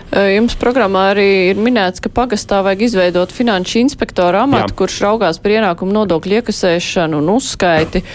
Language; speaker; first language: Latvian; native; Latvian